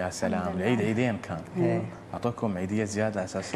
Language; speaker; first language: Arabic; native; Arabic